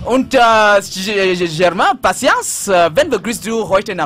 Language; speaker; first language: German; non-native, fluent; French